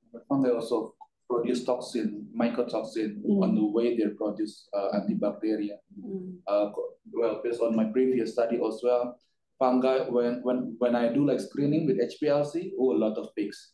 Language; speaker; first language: English; non-native, fluent; Indonesian